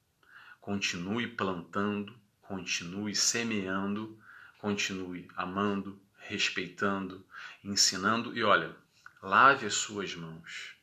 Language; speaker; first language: Portuguese; native; Portuguese